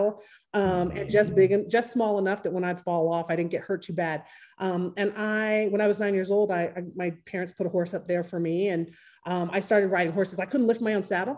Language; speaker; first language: English; native; English